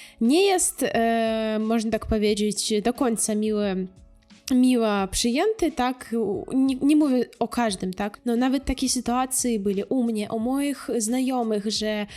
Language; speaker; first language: Polish; non-native, fluent; Russian